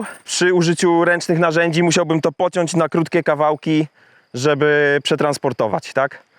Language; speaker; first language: Polish; native; Polish